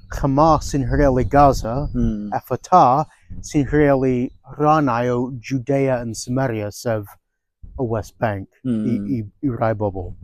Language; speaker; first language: Welsh; non-native, fluent; English